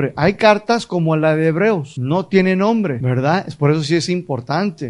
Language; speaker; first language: Spanish; early bilingual, heritage; Spanish